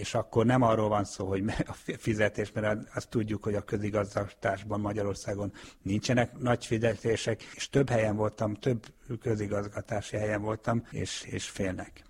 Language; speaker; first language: Hungarian; early bilingual, heritage; Hungarian